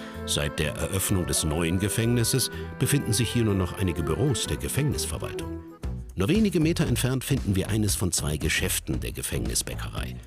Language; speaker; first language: German; native; German